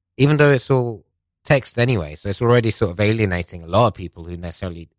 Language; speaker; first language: English; non-native, local second language; Persian